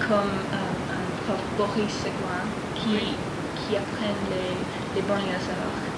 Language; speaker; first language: French; non-native, learner; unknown